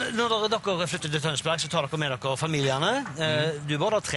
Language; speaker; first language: Norwegian; native; Norwegian